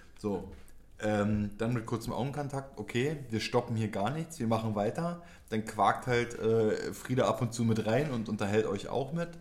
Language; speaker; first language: German; early bilingual, other home language; Polish